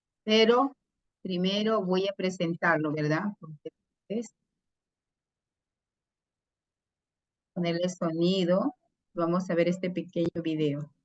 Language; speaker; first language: Spanish; native; Spanish